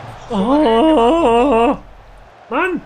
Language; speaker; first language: German; native; German